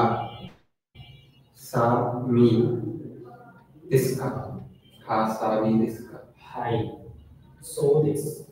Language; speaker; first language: Japanese; non-native, learner; Bangla